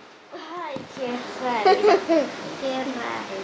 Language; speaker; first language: Spanish; native; Spanish